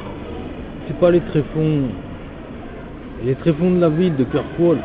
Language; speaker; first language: French; native; French